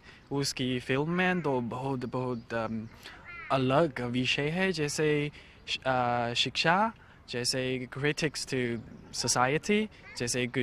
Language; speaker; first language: Hindi; non-native, learner; Chinese